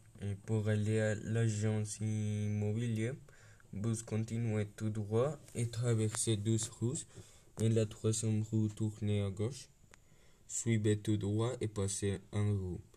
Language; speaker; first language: French; non-native, learner; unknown